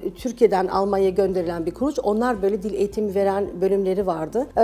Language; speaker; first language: Turkish; early bilingual, other home language; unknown